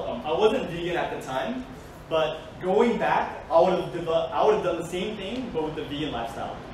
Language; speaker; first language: English; native; English